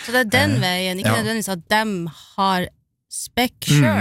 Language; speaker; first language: Norwegian; native; Norwegian